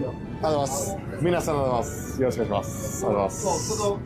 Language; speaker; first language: Japanese; non-native, learner; English